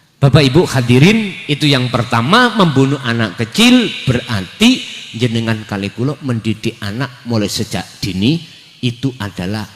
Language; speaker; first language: Indonesian; non-native, local second language; Javanese